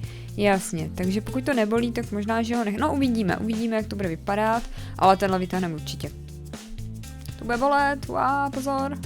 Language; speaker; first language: Czech; native; Czech